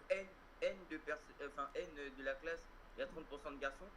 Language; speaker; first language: French; native; French